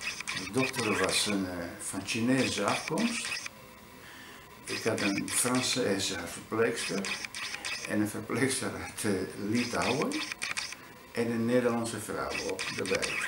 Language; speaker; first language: Dutch; non-native, fluent; Italian